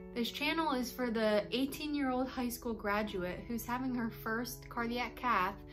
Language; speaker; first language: English; native; English